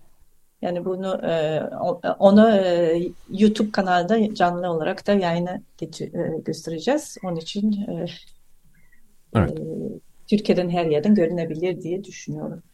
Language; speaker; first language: Turkish; non-native, fluent; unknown